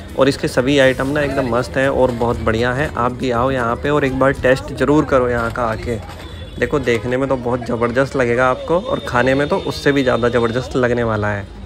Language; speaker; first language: Hindi; native; Hindi